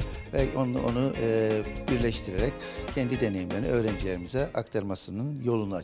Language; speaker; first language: Turkish; native; Turkish